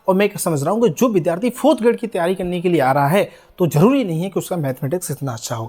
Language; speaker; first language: Hindi; native; Hindi